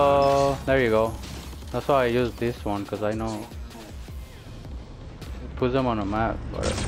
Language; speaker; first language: English; native; English